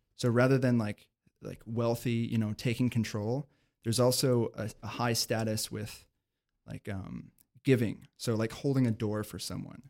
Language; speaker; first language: English; native; English